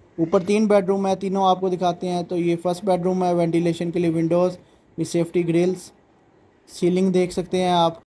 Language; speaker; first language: Urdu; non-native, local second language; Punjabi